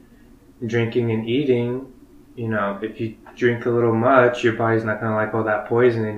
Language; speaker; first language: English; early bilingual, other home language; Spanish